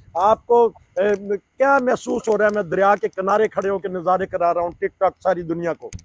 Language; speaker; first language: Urdu; non-native, local second language; Punjabi